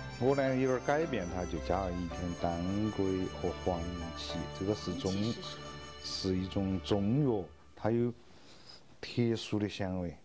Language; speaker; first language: Chinese; native; Chinese